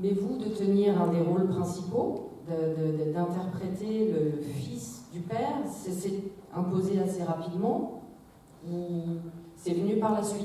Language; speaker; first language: French; native; French